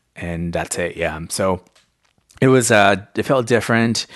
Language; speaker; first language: English; early bilingual, other home language; Spanish